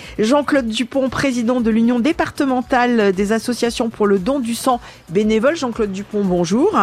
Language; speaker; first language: French; native; French